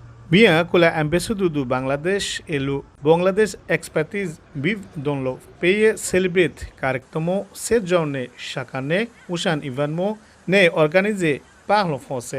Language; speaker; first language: French; non-native, learner; Bangla